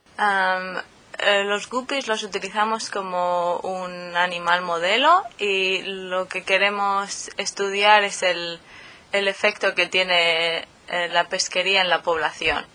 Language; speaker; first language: Spanish; native; Spanish